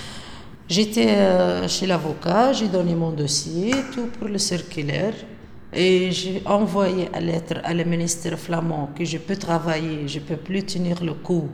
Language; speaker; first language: French; non-native, local second language; Arabic